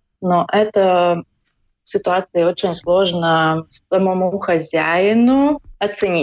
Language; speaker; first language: Russian; non-native, local second language; Latvian